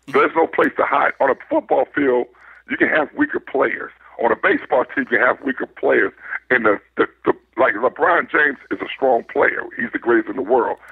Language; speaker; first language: English; native; English